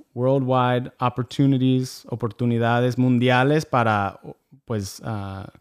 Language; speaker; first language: Spanish; non-native, fluent; English